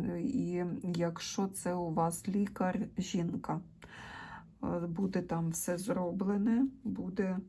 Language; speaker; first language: Ukrainian; non-native, local second language; Russian